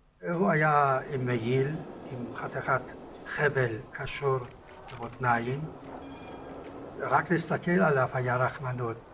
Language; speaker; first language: Hebrew; non-native, fluent; Yiddish